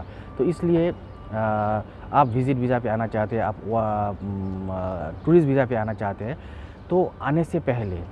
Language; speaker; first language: Hindi; non-native, local second language; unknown